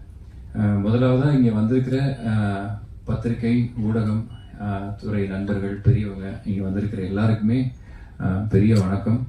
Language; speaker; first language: Tamil; native; Tamil